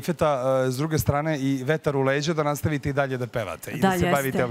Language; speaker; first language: Serbian; native; Serbian